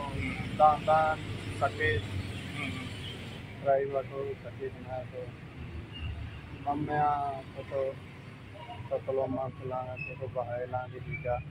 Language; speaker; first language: Filipino; non-native, learner; Punjabi